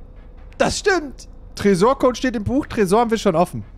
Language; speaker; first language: German; native; German